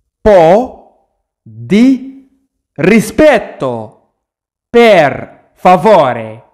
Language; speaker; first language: Italian; non-native, fluent; Arabic